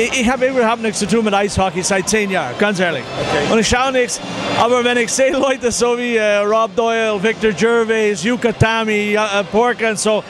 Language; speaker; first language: German; non-native, fluent; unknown